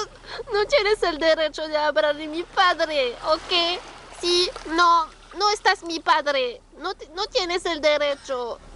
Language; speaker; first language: Spanish; non-native, learner; French